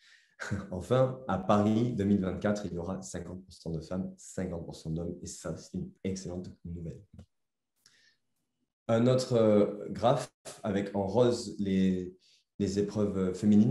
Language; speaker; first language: French; native; French